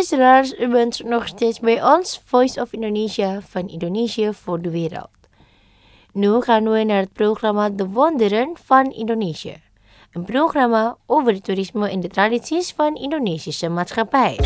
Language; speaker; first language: Dutch; non-native, fluent; Indonesian